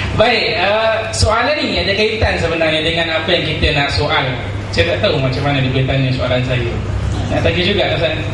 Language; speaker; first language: Malay; native; Malay